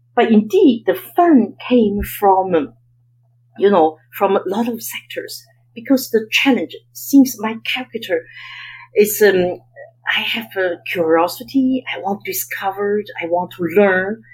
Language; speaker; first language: English; non-native, fluent; Chinese